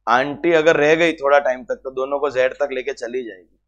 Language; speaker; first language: Hindi; native; Hindi